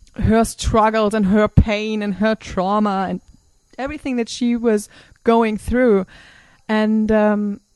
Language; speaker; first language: English; non-native, fluent; German